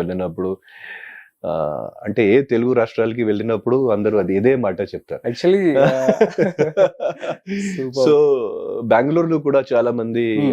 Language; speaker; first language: Telugu; non-native, local second language; Hindi